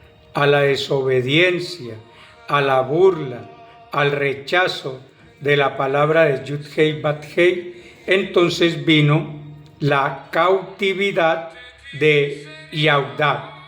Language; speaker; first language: Spanish; native; Spanish